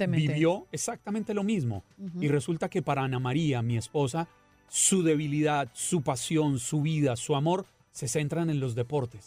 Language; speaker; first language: Spanish; native; Spanish